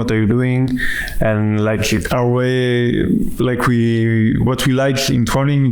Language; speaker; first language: English; non-native, fluent; French